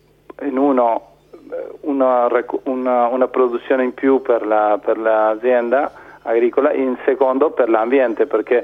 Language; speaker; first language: Italian; non-native, fluent; Spanish